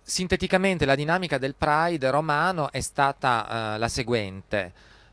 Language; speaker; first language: Italian; native; Italian